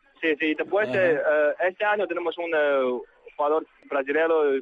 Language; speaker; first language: Spanish; non-native, learner; Chinese